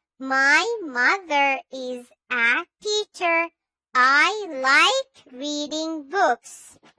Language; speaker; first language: English; non-native, learner; Urdu